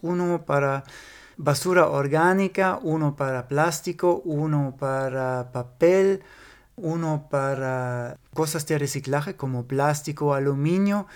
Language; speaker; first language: Spanish; non-native, fluent; German